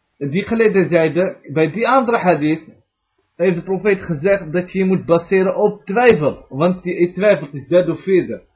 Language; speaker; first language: Dutch; early bilingual, other home language; Arabic